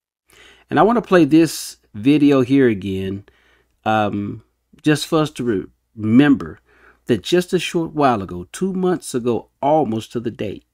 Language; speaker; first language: English; native; English